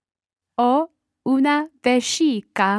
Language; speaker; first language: Italian; non-native, learner; English